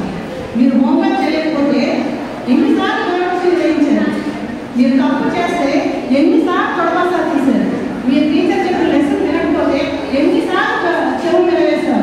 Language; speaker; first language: Telugu; native; Telugu